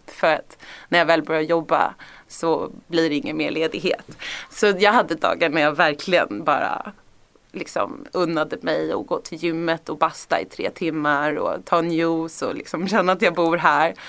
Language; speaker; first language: Swedish; native; Swedish